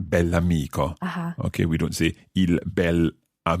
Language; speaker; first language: Italian; non-native, fluent; English